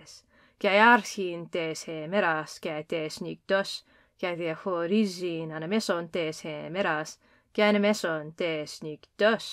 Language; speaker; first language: Greek; non-native, fluent; English